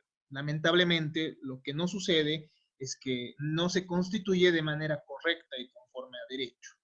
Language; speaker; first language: Spanish; native; Spanish